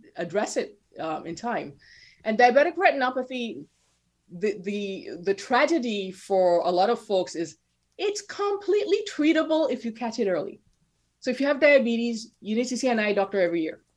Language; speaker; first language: English; non-native, local second language; Yoruba